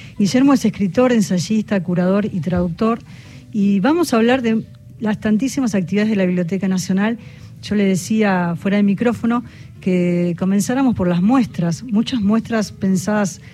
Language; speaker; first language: Spanish; native; Spanish